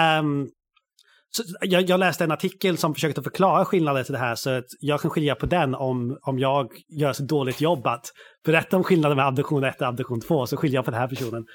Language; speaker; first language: Swedish; non-native, fluent; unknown